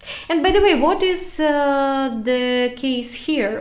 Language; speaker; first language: English; non-native, fluent; Ukrainian